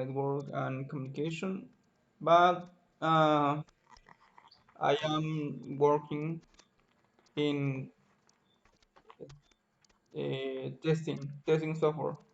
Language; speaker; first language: English; non-native, learner; Spanish